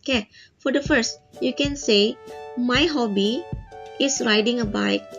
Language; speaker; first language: English; non-native, learner; Indonesian